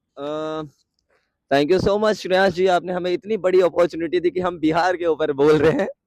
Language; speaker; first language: Hindi; native; Hindi